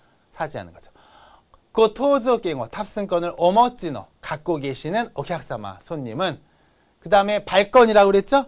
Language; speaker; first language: Korean; native; Korean